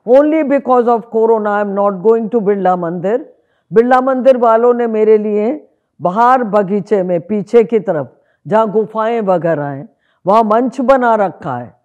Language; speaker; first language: Hindi; native; Hindi